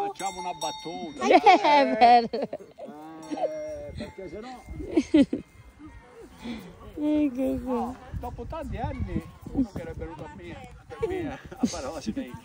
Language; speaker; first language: Italian; native; Italian